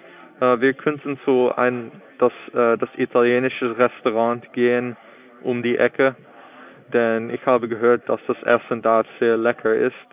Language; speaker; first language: German; non-native, learner; English